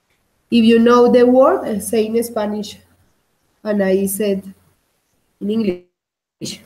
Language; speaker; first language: English; non-native, learner; Spanish